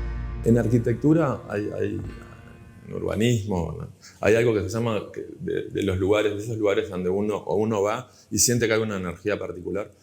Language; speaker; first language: Spanish; native; Spanish